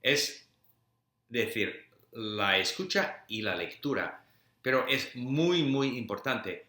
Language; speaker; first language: Spanish; non-native, fluent; English